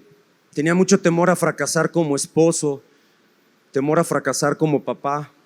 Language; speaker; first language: Spanish; native; Spanish